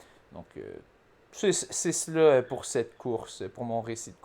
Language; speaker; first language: French; native; French